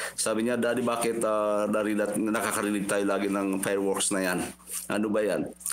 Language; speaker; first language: Filipino; non-native, local second language; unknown